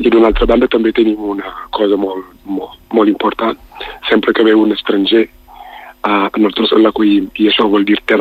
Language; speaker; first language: Catalan; non-native, fluent; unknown